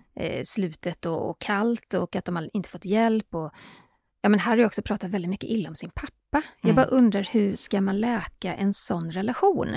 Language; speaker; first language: Swedish; native; Swedish